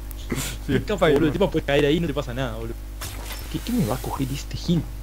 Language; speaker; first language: Spanish; native; Spanish